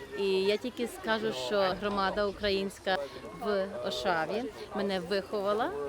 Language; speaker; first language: Ukrainian; early bilingual, heritage; Ukrainian